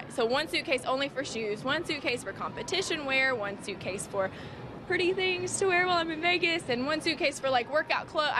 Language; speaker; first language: English; native; English